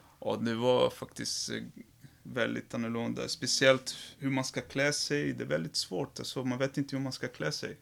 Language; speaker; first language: Swedish; non-native, fluent; Portuguese